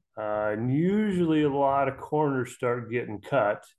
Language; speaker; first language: English; native; English